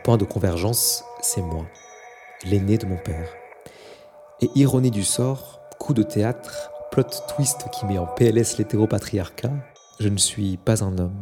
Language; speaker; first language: French; native; French